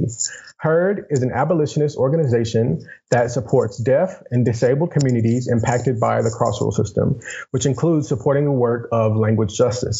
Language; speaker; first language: English; native; English